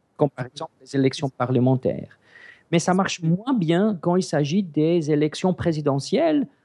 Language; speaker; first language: French; non-native, fluent; Greek